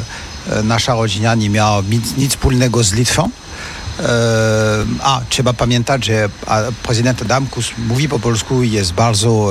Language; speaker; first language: Polish; non-native, fluent; French